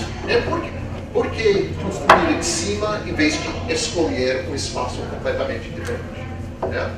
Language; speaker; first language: Portuguese; non-native, fluent; English